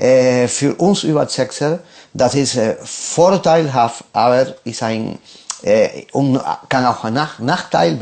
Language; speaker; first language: German; non-native, fluent; Spanish